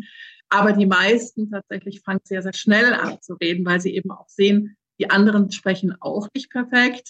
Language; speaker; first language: German; native; German